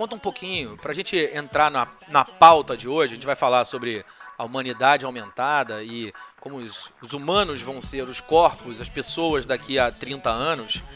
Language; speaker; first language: Portuguese; native; Portuguese